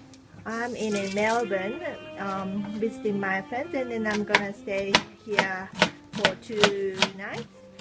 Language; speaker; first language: English; non-native, fluent; Japanese